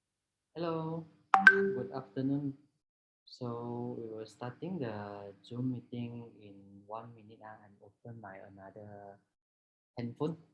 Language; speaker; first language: English; non-native, local second language; Malay